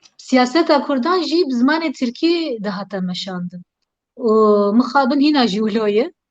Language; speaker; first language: Kurdish; non-native, local second language; Turkish